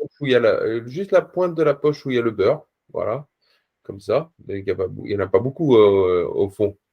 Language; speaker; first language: French; native; French